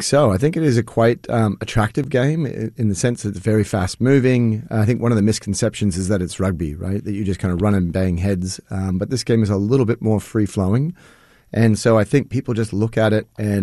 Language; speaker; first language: English; native; English